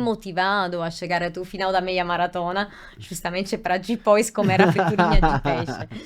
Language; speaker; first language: Portuguese; non-native, fluent; Italian